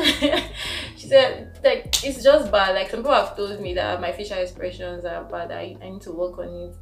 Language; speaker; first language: English; non-native, local second language; Igbo